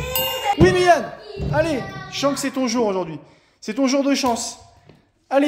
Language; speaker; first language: French; native; French